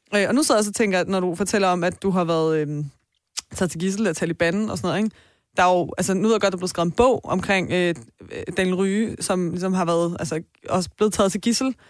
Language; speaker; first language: Danish; early bilingual, other home language; Persian